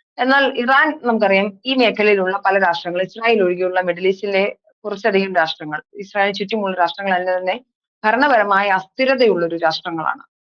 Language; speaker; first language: Malayalam; native; Malayalam